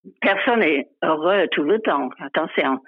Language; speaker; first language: French; non-native, fluent; English